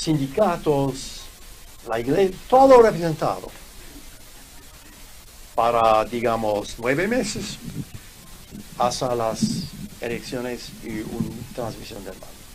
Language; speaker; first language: Spanish; non-native, fluent; English